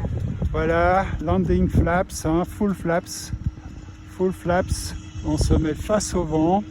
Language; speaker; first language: French; native; French